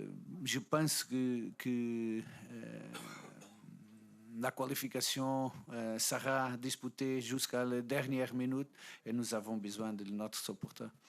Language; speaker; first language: French; non-native, fluent; Portuguese